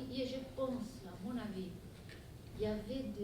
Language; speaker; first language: French; non-native, fluent; Portuguese